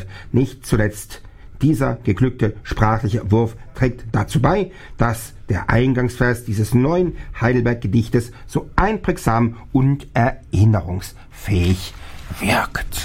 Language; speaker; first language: German; native; German